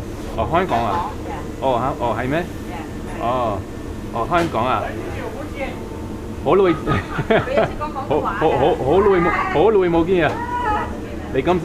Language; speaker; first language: Cantonese; non-native, learner; English